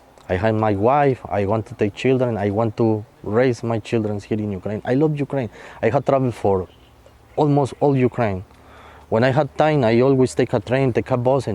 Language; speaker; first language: English; non-native, fluent; Spanish